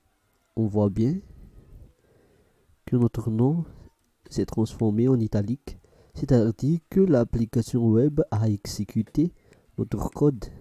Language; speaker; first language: French; non-native, fluent; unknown